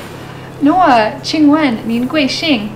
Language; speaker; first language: Chinese; non-native, learner; English